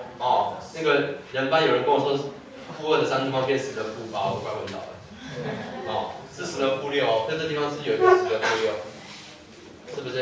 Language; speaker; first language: Chinese; native; Chinese